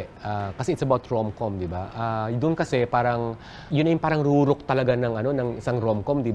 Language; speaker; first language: Filipino; native; Filipino